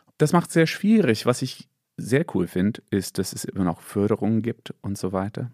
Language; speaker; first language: German; non-native, fluent; English